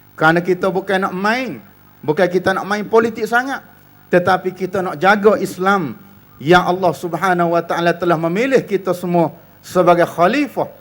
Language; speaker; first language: Malay; native; Malay